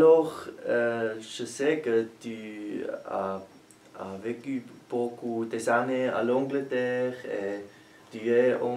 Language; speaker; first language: French; non-native, learner; German